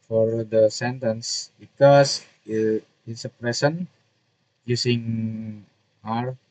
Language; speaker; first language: English; non-native, learner; Indonesian